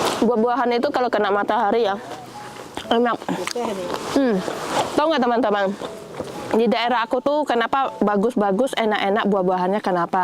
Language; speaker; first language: Indonesian; native; Indonesian